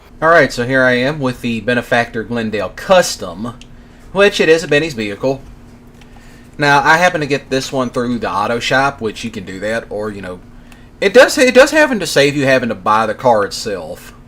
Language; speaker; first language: English; native; English